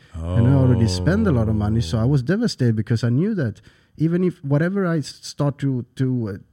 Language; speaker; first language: English; non-native, fluent; Swedish